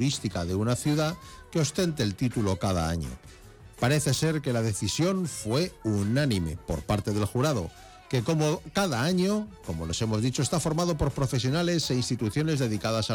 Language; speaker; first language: Spanish; native; Spanish